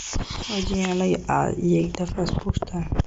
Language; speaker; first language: Persian; native; Persian